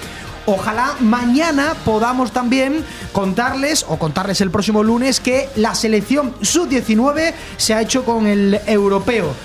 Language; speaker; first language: Spanish; native; Spanish